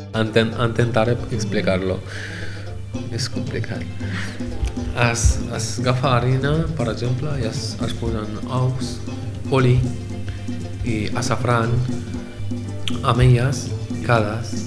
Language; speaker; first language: Catalan; non-native, learner; Arabic